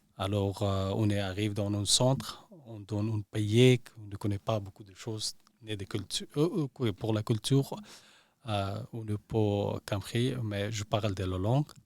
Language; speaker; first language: French; non-native, learner; Persian